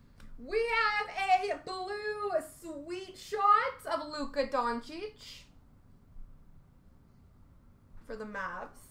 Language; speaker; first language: English; native; English